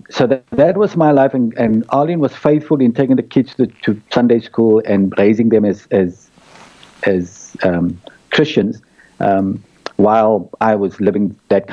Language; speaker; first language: English; native; English